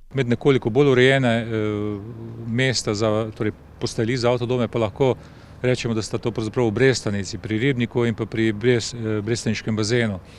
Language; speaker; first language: Slovenian; native; Slovenian